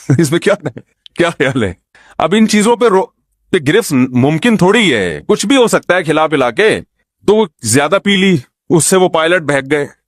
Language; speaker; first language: Urdu; native; Urdu